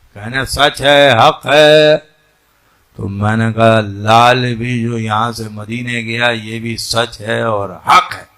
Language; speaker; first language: Urdu; non-native, local second language; Sindhi